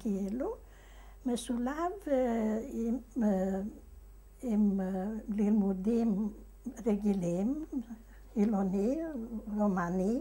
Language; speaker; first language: Hebrew; non-native, fluent; Hungarian